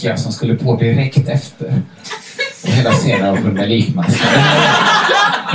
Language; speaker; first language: Swedish; native; Swedish